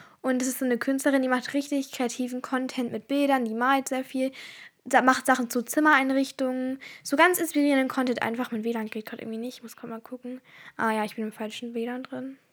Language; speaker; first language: German; early bilingual, other home language; Turkish